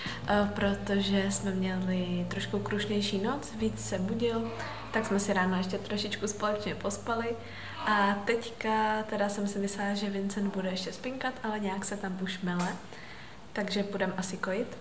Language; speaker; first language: Czech; native; Czech